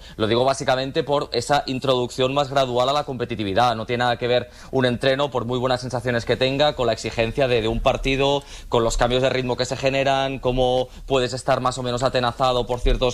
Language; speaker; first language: Spanish; native; Spanish